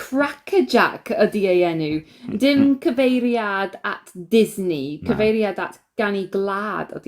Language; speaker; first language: Welsh; non-native, learner; English